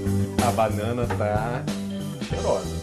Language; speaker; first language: Portuguese; native; Portuguese